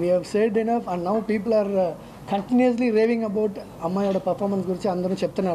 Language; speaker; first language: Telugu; non-native, local second language; Tamil